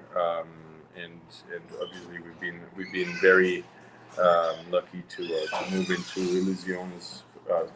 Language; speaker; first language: English; non-native, fluent; French